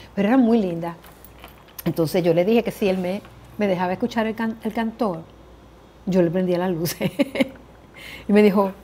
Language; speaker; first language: Spanish; early bilingual, heritage; Spanish